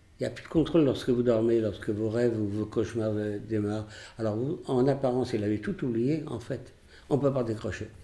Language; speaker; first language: French; early bilingual, other home language; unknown